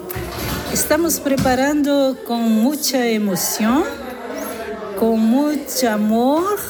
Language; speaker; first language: Spanish; non-native, learner; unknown